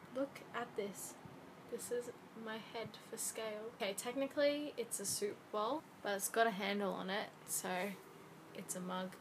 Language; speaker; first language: English; native; English